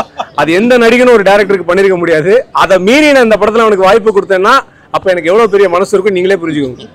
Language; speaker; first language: Tamil; native; Tamil